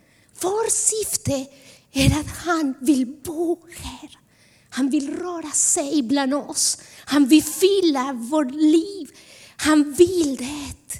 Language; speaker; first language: Swedish; non-native, fluent; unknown